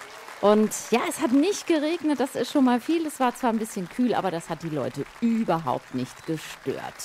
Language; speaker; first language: German; native; German